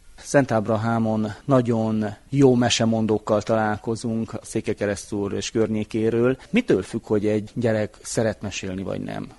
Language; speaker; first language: Hungarian; native; Hungarian